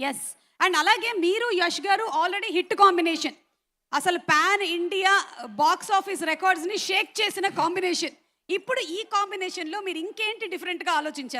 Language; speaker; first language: Telugu; native; Telugu